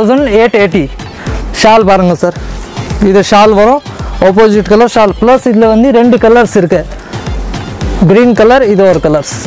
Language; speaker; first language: Tamil; native; Tamil